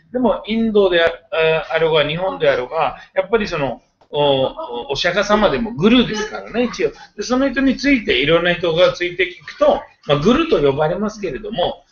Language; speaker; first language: Japanese; non-native, fluent; Hindi